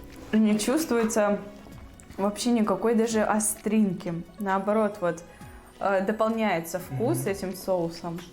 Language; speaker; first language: Russian; native; Russian